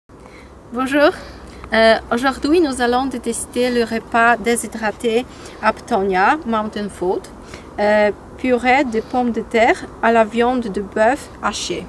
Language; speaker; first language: French; non-native, learner; Polish